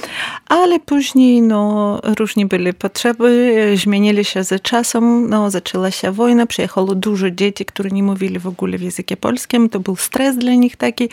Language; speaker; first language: Polish; non-native, learner; Ukrainian